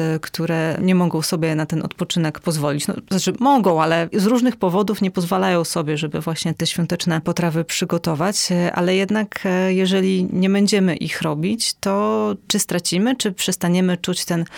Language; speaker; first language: Polish; native; Polish